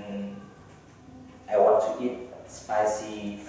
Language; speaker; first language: English; non-native, learner; Vietnamese